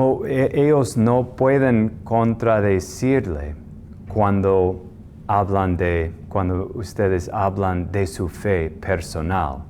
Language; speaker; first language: Spanish; non-native, fluent; English